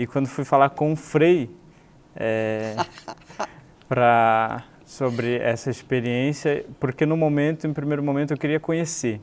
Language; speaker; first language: Portuguese; native; Portuguese